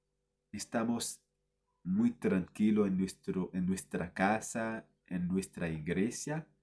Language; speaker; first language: Spanish; non-native, fluent; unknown